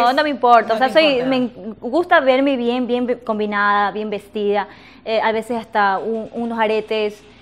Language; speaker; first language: Spanish; native; Spanish